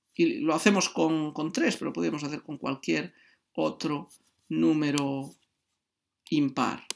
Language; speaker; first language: Spanish; native; Spanish